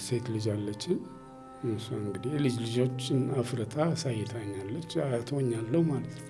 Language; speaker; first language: Amharic; native; Amharic